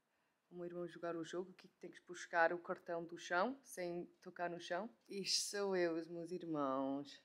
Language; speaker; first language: Portuguese; early bilingual, heritage; Portuguese